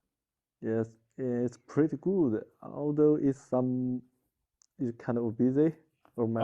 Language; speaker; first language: English; non-native, learner; Chinese